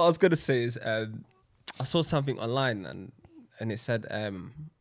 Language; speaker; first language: English; native; English